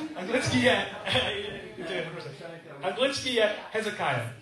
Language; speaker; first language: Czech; non-native, learner; English